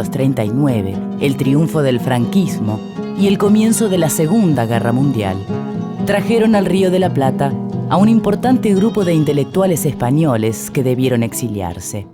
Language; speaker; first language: Spanish; native; Spanish